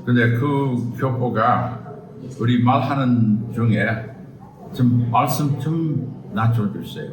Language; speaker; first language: Korean; non-native, fluent; English